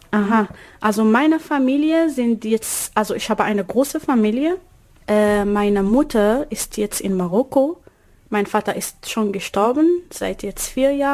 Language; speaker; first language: German; non-native, learner; Arabic